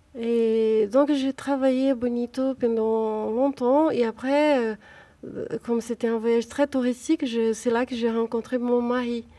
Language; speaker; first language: French; non-native, fluent; Portuguese